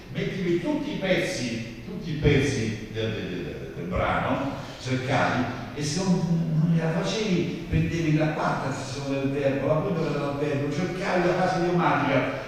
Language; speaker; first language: Italian; native; Italian